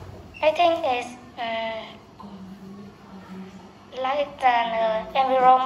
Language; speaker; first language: English; non-native, learner; Vietnamese